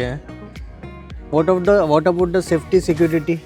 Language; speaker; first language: Hindi; native; Hindi